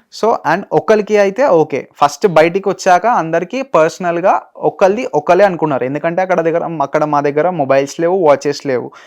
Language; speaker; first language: Telugu; native; Telugu